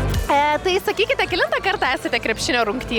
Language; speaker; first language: Lithuanian; native; Lithuanian